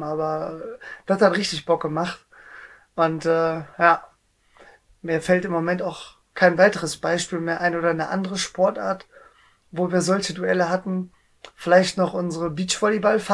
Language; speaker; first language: German; native; German